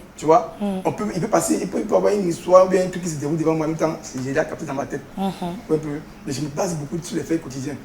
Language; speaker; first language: French; non-native, local second language; Ghomala